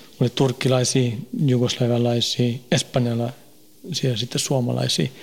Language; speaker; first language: Finnish; early bilingual, heritage; Finnish